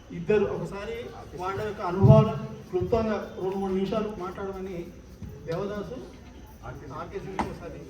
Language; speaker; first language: Telugu; native; Telugu